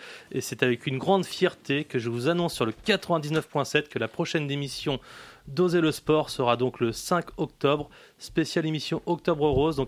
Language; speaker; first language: French; native; French